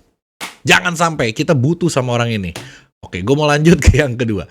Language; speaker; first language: Indonesian; native; Indonesian